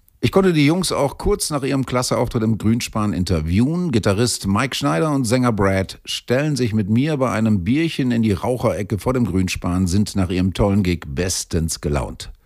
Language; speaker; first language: German; native; German